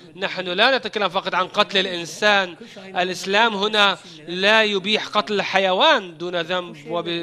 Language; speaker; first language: Arabic; non-native, fluent; Turkish